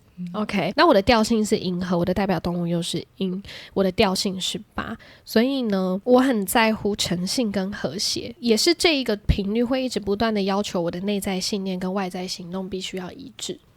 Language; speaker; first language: Chinese; native; Chinese